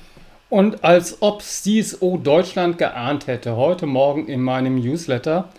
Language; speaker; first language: German; native; German